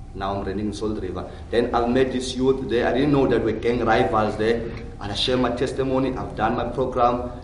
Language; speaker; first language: English; non-native, local second language; Xhosa